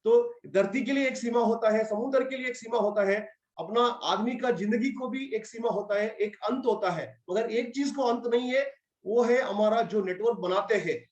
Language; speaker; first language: Hindi; non-native, local second language; Kannada